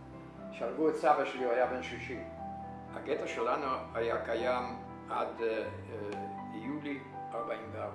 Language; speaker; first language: Hebrew; non-native, fluent; Yiddish